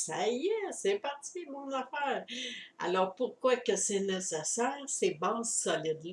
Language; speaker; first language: French; native; French